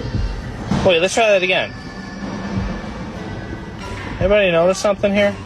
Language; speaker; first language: English; native; English